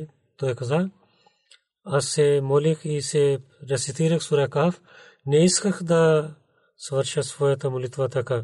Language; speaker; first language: Bulgarian; non-native, learner; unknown